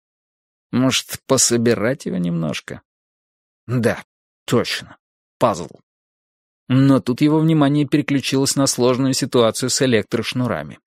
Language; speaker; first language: Russian; native; Russian